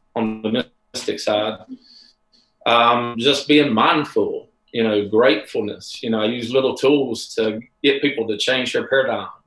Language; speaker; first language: English; native; English